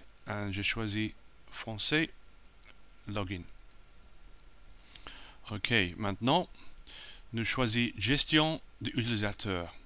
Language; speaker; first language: French; non-native, learner; English